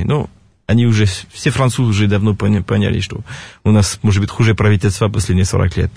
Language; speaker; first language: Russian; non-native, fluent; French